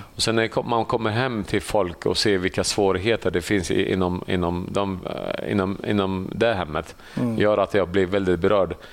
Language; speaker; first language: Swedish; early bilingual, other home language; Assyrian Neo-Aramaic